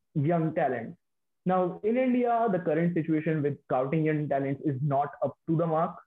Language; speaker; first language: English; non-native, local second language; Hindi